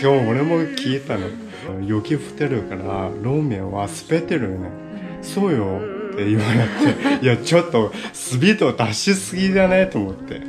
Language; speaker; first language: Japanese; non-native, fluent; Chinese